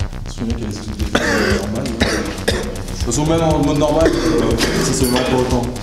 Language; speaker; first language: French; native; French